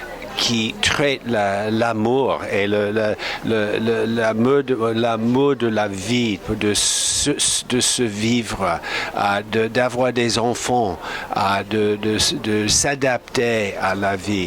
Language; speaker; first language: French; non-native, fluent; English